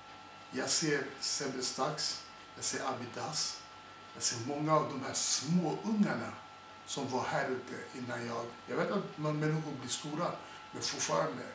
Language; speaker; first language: Swedish; non-native, fluent; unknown